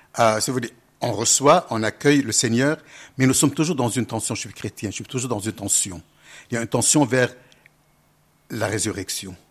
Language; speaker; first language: French; non-native, local second language; Arabic